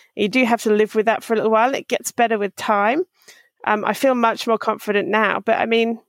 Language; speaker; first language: English; native; English